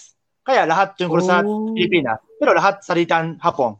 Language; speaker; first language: Filipino; non-native, learner; Japanese